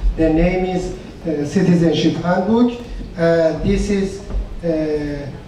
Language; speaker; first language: English; non-native, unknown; Persian